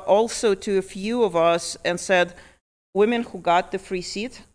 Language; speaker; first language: English; early bilingual, other home language; Russian